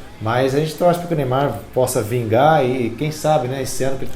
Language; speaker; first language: Portuguese; native; Portuguese